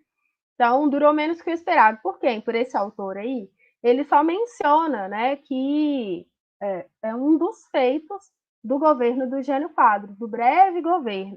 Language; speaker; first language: Portuguese; native; Portuguese